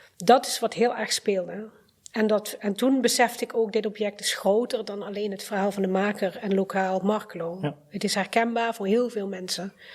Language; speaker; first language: Dutch; early bilingual, other home language; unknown